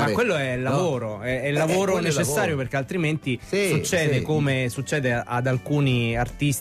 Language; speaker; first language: Italian; native; Italian